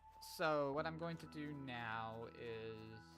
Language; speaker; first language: English; native; English